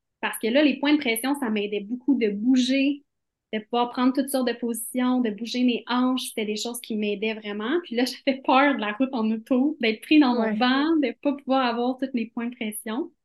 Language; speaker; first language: French; native; French